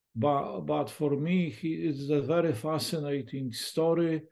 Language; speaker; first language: English; non-native, fluent; Polish